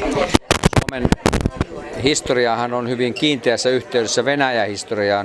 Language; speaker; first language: Finnish; native; Finnish